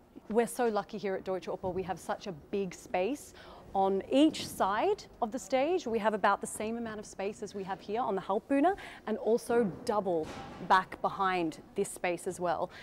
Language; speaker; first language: English; native; English